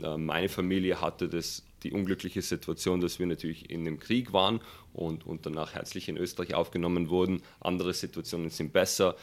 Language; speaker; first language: German; early bilingual, other home language; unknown